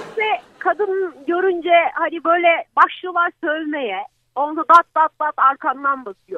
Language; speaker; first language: Turkish; native; Turkish